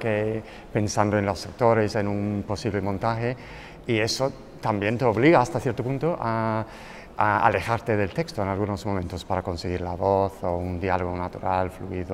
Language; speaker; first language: Spanish; non-native, fluent; English